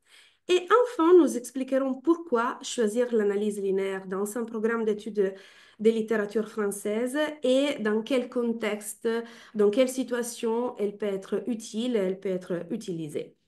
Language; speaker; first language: French; non-native, fluent; Italian